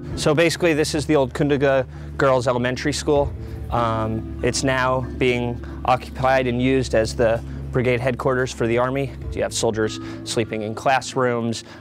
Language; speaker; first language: English; native; English